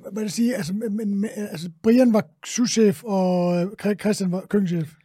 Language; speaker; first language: Danish; native; Danish